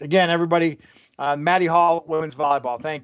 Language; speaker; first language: English; native; English